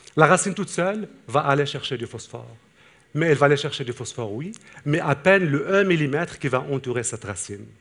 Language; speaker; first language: French; non-native, local second language; Arabic